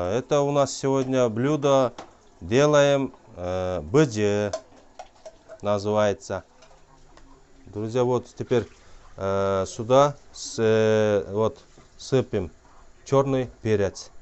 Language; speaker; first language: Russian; non-native, local second language; Kyrgyz